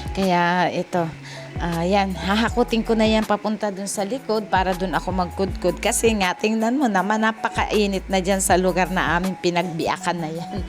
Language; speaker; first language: Filipino; native; Filipino